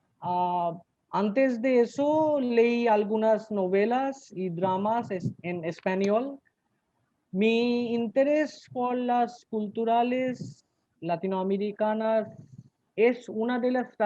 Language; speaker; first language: Spanish; non-native, learner; Bangla